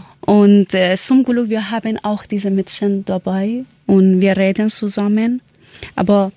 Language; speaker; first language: German; non-native, learner; Persian